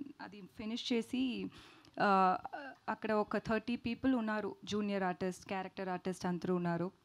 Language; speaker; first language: Telugu; non-native, learner; Tamil